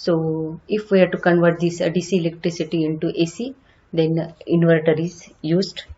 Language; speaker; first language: English; non-native, local second language; Marathi